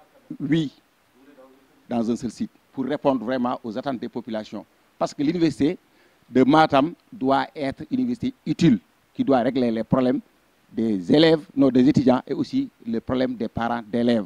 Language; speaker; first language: French; non-native, local second language; Fula